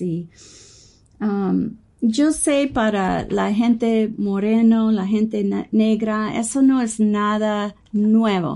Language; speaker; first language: Spanish; non-native, fluent; English